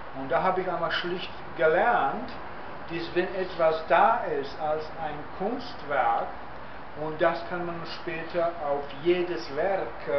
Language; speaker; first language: German; non-native, fluent; Czech